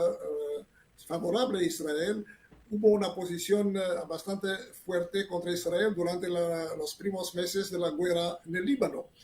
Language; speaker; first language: Spanish; non-native, fluent; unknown